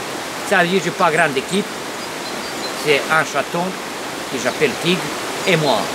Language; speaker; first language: French; non-native, fluent; Serbian